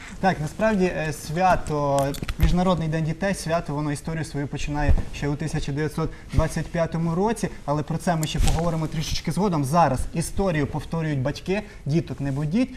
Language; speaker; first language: Ukrainian; native; Ukrainian